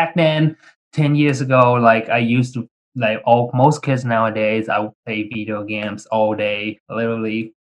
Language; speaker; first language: English; early bilingual, other home language; Vietnamese